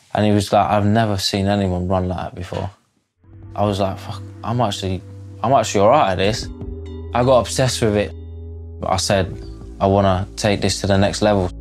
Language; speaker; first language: English; native; English